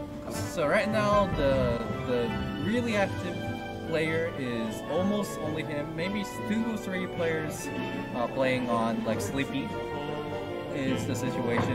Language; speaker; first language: English; non-native, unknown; Japanese